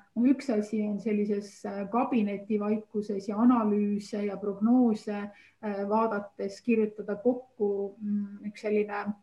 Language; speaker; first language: Estonian; native; Estonian